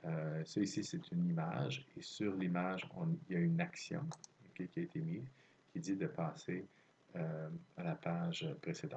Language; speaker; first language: French; native; French